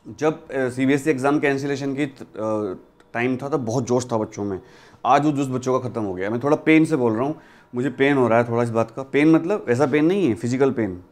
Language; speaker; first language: Hindi; native; Hindi